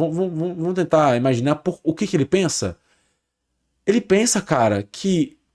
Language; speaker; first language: Portuguese; native; Portuguese